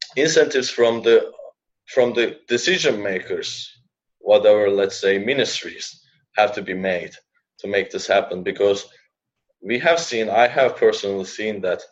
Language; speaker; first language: English; non-native, fluent; Turkish